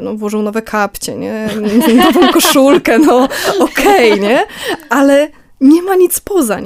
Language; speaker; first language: Polish; native; Polish